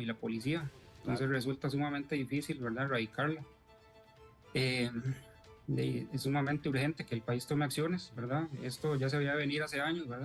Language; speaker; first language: Spanish; native; Spanish